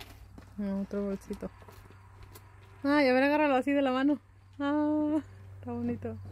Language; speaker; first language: Spanish; native; Spanish